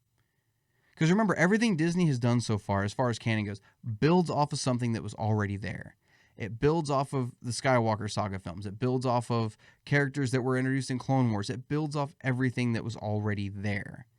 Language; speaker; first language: English; native; English